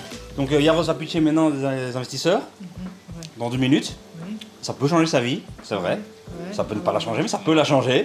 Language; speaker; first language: French; native; French